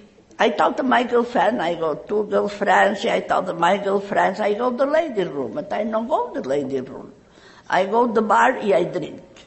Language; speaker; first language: English; non-native, learner; Catalan